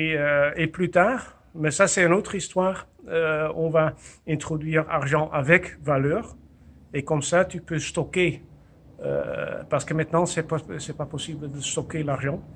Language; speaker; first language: French; non-native, fluent; Dutch